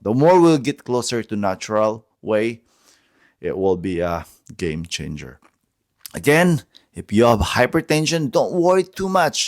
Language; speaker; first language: English; non-native, fluent; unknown